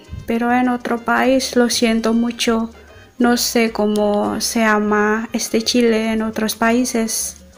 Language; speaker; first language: Spanish; non-native, fluent; Indonesian